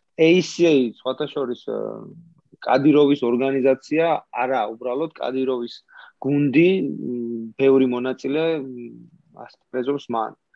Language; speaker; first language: Georgian; native; Georgian